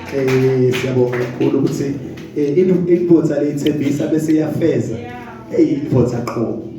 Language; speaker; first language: Zulu; non-native, local second language; Swati